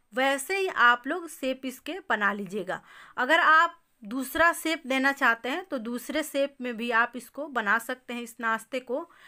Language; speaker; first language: Hindi; native; Hindi